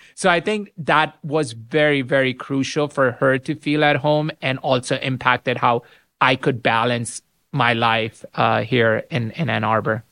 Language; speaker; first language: English; non-native, local second language; Urdu